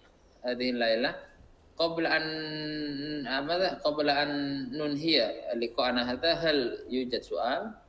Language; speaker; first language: Arabic; non-native, fluent; Indonesian